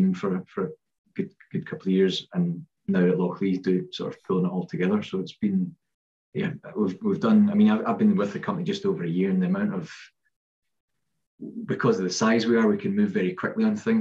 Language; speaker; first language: English; native; English